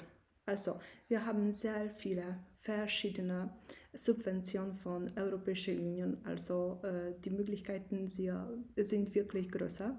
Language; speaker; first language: German; non-native, learner; Polish